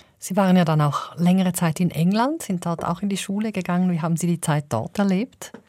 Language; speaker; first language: German; native; German